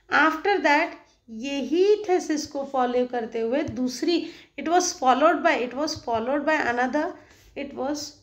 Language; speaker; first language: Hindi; non-native, local second language; Marathi